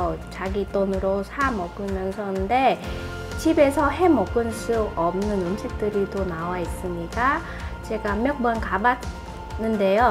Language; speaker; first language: Korean; non-native, fluent; Vietnamese